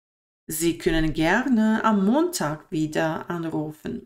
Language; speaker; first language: German; non-native, fluent; Bosnian